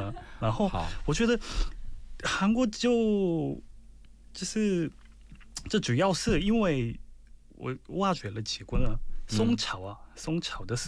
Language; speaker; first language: Chinese; non-native, fluent; Korean